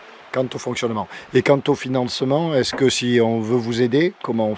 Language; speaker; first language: French; native; French